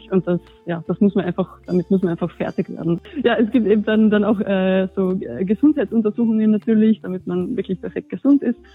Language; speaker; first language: German; native; German